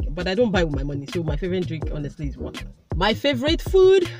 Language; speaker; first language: English; non-native, local second language; Igbo